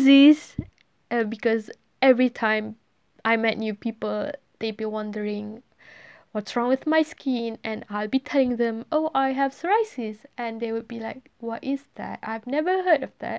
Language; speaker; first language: English; non-native, local second language; Malay